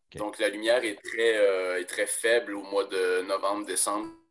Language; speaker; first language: French; native; French